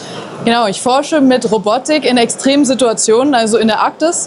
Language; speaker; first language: German; native; German